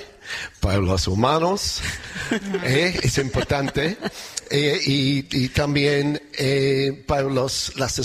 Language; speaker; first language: Spanish; non-native, learner; English